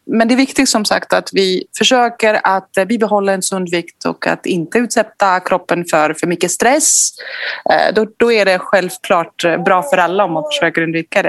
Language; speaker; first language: Swedish; non-native, fluent; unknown